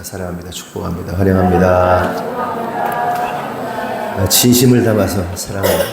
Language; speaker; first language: Korean; native; Korean